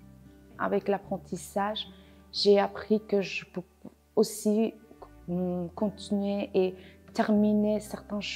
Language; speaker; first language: French; non-native, learner; Persian